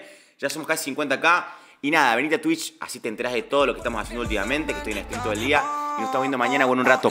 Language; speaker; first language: Spanish; native; Spanish